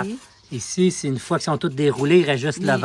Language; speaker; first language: French; native; French